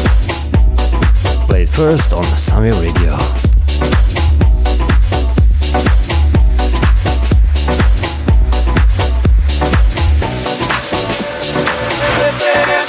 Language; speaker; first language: English; non-native, fluent; Slovenian